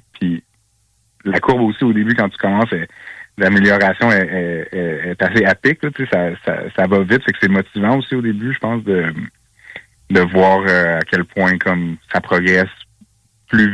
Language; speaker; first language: French; native; French